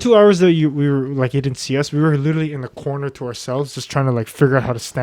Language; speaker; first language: English; native; English